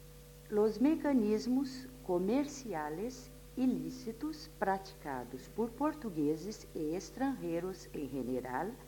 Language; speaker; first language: Spanish; non-native, fluent; Portuguese